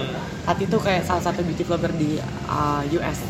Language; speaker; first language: Indonesian; native; Indonesian